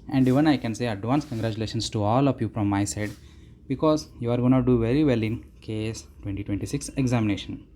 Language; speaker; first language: English; non-native, local second language; Kannada